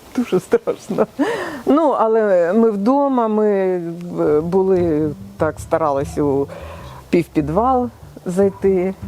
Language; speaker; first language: Ukrainian; non-native, local second language; Russian